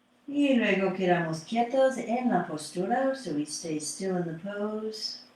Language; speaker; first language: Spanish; non-native, fluent; English